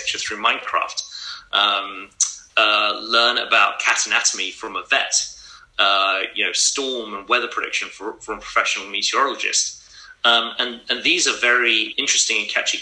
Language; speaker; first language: English; native; English